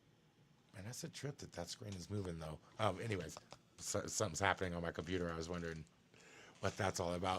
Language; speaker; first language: English; native; English